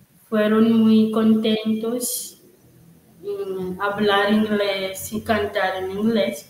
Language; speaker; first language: Spanish; non-native, learner; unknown